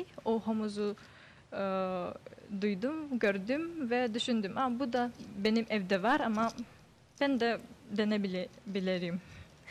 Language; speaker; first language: Turkish; non-native, learner; Yakut